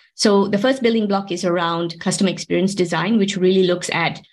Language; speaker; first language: English; non-native, local second language; Tamil